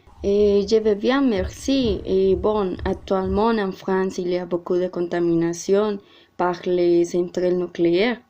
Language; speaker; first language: French; non-native, learner; Spanish